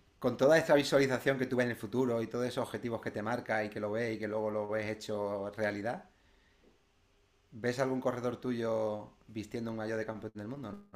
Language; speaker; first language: Spanish; native; Spanish